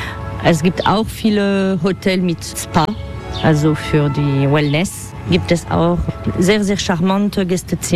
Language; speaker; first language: German; non-native, fluent; French